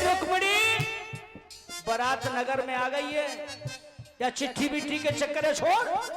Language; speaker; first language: Hindi; native; Hindi